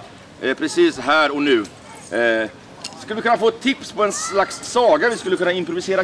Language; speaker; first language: Swedish; native; Swedish